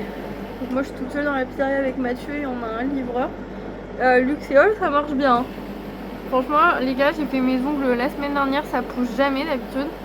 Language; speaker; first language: French; native; French